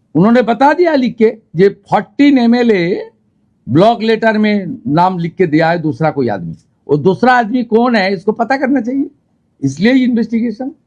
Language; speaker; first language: Hindi; non-native, local second language; Bangla